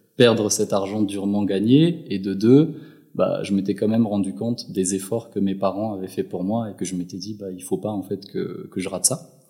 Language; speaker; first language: French; non-native, local second language; Malagasy